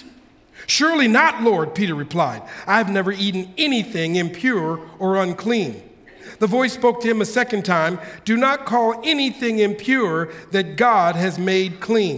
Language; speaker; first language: English; native; English